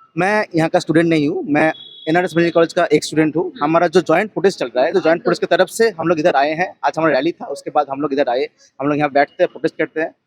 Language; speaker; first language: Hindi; non-native, local second language; Bangla